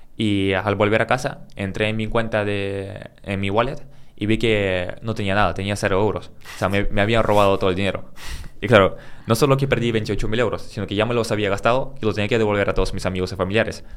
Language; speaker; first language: Spanish; early bilingual, other home language; Russian